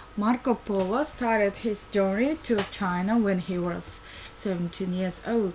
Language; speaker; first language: English; non-native, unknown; Kazakh